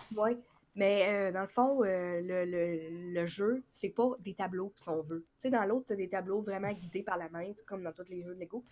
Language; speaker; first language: French; native; French